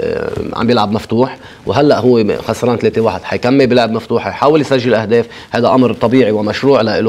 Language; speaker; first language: Arabic; native; Arabic